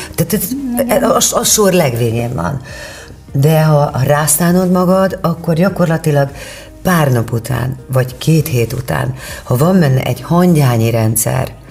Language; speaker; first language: Hungarian; native; Hungarian